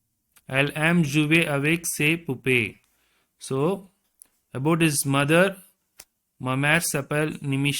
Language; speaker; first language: French; non-native, learner; Tamil